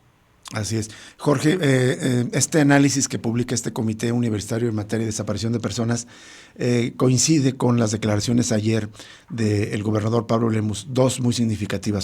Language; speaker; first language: Spanish; native; Spanish